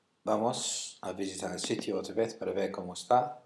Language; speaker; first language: Spanish; non-native, fluent; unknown